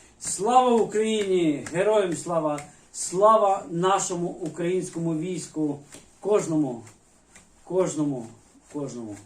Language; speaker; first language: Ukrainian; native; Ukrainian